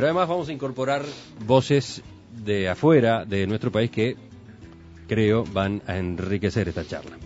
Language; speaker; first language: Spanish; native; Spanish